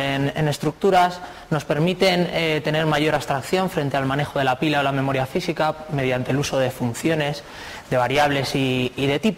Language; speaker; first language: Spanish; native; Spanish